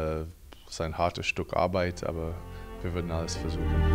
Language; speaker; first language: German; non-native, fluent; English